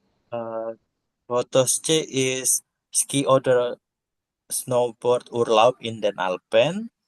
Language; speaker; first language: German; non-native, learner; Indonesian